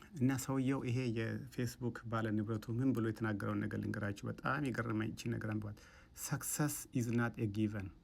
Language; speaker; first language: Amharic; native; Amharic